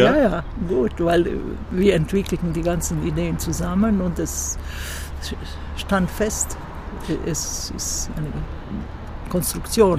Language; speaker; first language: German; non-native, fluent; Croatian